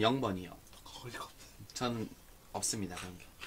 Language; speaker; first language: Korean; native; Korean